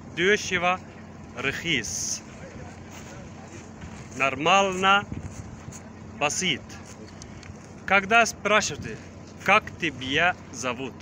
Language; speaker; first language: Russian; non-native, fluent; Arabic